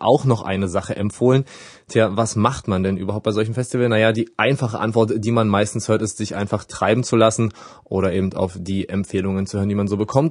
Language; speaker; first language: German; native; German